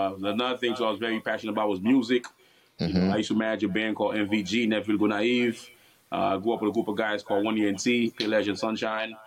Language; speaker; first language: English; early bilingual, other home language; Haitian Creole